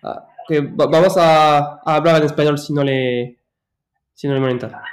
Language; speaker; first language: Spanish; non-native, learner; French